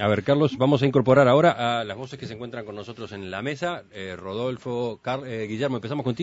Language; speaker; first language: Spanish; native; Spanish